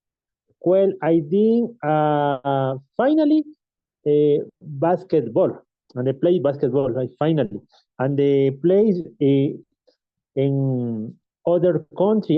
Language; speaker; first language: English; non-native, learner; Spanish